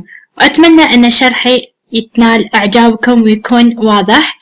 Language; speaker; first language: Arabic; native; Arabic